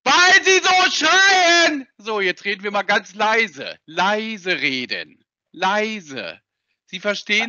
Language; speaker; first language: German; native; German